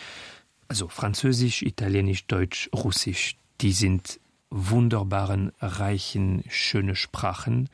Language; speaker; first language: German; non-native, fluent; French